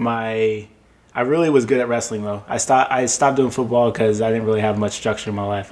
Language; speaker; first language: English; native; English